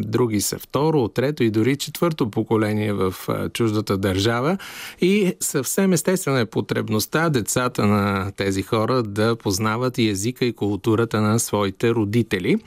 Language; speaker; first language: Bulgarian; native; Bulgarian